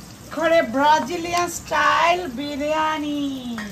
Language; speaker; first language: Japanese; non-native, learner; Bangla